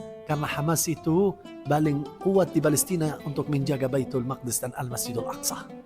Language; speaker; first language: Indonesian; non-native, fluent; Arabic